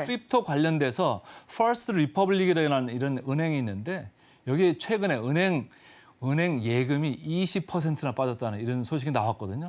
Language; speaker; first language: Korean; native; Korean